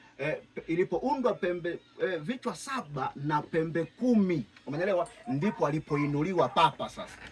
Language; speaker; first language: Swahili; native; Swahili